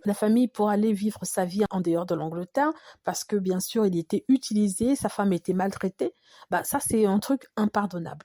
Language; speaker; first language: French; native; French